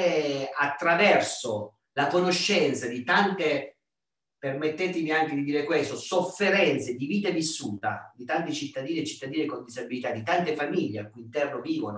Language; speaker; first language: Italian; native; Italian